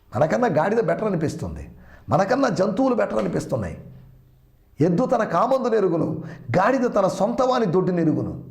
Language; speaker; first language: Telugu; non-native, local second language; Malayalam